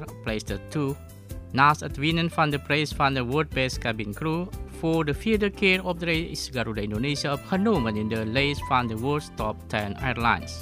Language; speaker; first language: Dutch; non-native, fluent; Indonesian